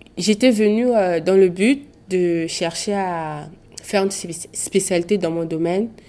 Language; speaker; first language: French; non-native, local second language; Sango